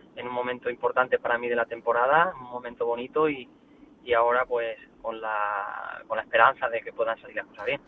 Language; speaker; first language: Spanish; native; Spanish